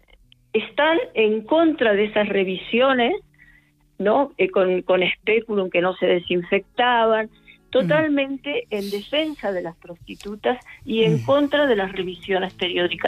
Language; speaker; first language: Spanish; native; Spanish